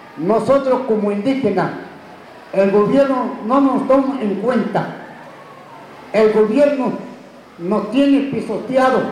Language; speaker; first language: Spanish; non-native, local second language; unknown